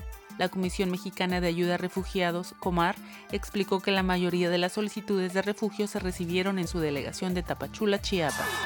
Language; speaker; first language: Spanish; native; Spanish